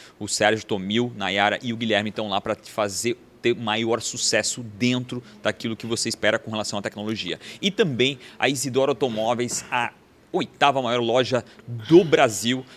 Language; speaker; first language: Portuguese; native; Portuguese